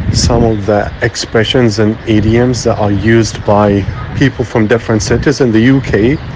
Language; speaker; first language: English; non-native, fluent; Arabic